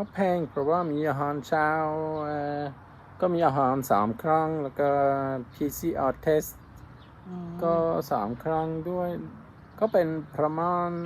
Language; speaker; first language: Thai; non-native, learner; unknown